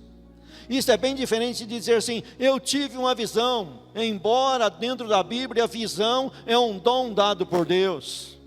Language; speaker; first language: Portuguese; native; Portuguese